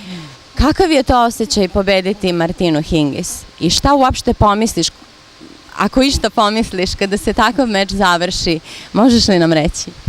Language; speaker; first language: Bosnian; native; Bosnian